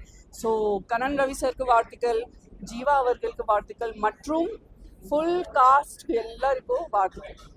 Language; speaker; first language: Tamil; non-native, local second language; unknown